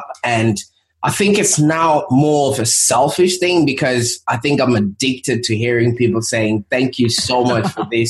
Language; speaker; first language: English; non-native, local second language; Shona